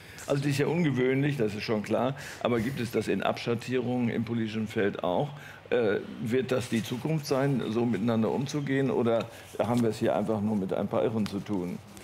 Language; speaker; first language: German; native; German